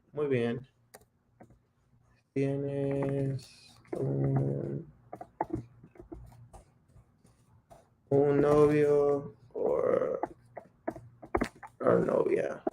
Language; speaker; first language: Spanish; non-native, fluent; English